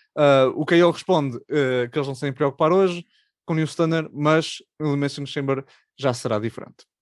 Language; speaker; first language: Portuguese; native; Portuguese